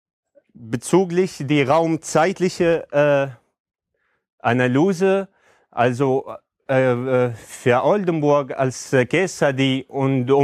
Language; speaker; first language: German; non-native, fluent; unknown